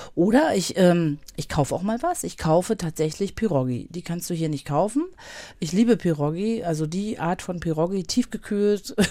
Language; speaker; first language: German; native; German